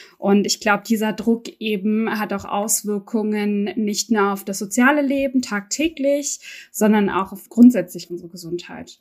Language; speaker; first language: German; early bilingual, other home language; Turkish